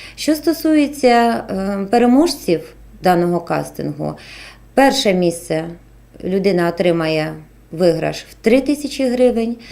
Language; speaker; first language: Ukrainian; native; Ukrainian